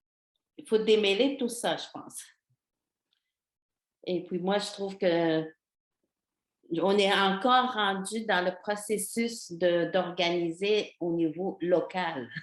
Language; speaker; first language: French; non-native, local second language; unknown